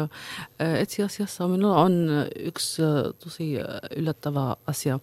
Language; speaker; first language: Finnish; non-native, fluent; Arabic